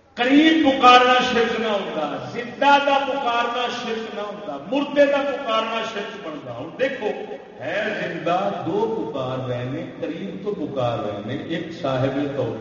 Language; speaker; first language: Urdu; non-native, local second language; Punjabi